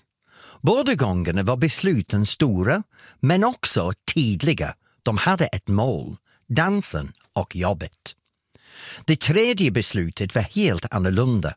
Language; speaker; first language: Swedish; non-native, fluent; English